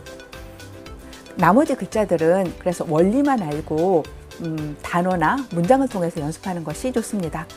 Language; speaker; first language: Korean; native; Korean